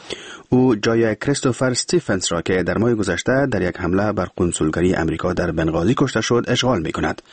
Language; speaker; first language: Persian; native; Persian